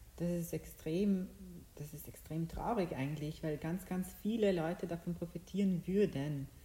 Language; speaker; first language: German; early bilingual, other home language; Bosnian